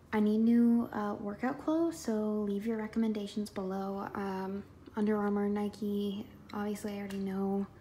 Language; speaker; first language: English; native; English